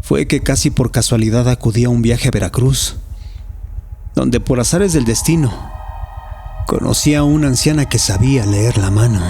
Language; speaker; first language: Spanish; native; Spanish